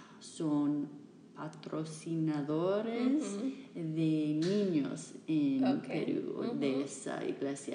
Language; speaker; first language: Spanish; non-native, fluent; English